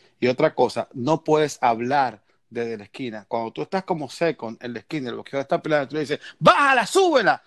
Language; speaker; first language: Spanish; native; Spanish